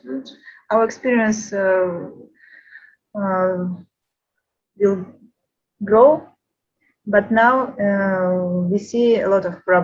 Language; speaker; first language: English; non-native, learner; Russian